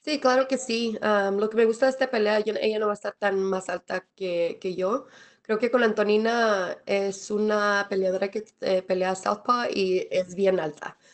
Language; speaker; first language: Spanish; early bilingual, other home language; English